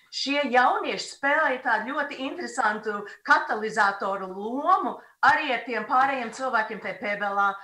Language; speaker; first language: Latvian; native; Latvian